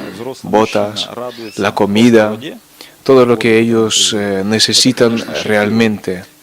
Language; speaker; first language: Spanish; non-native, fluent; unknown